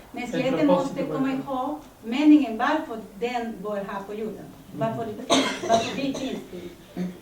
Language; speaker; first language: Swedish; early bilingual, other home language; Spanish